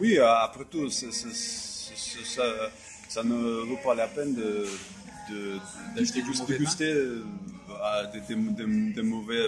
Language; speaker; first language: French; non-native, fluent; Russian